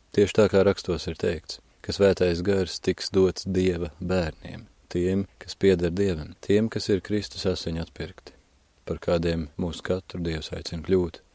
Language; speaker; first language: Latvian; native; Latvian